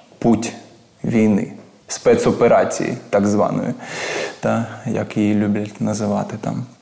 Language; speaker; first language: Ukrainian; non-native, local second language; Russian